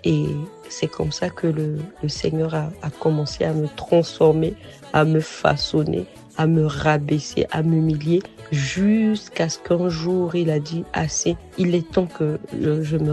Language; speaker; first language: French; non-native, local second language; Sango